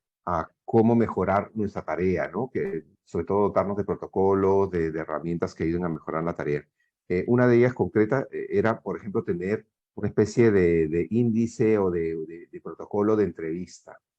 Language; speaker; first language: Spanish; native; Spanish